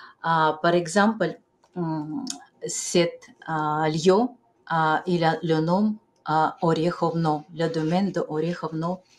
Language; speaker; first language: French; non-native, fluent; Russian